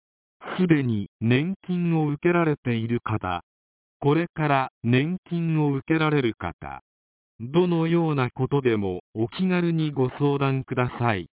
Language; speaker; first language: Japanese; native; Japanese